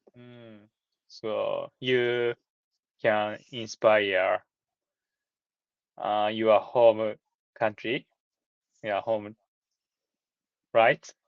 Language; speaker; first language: English; non-native, learner; Japanese